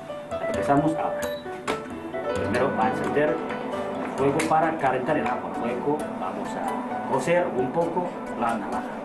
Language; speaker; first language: Spanish; non-native, fluent; Chinese